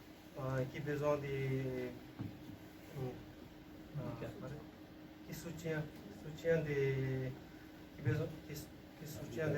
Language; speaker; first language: French; non-native, learner; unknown